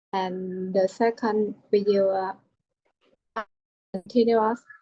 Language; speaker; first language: English; non-native, learner; Vietnamese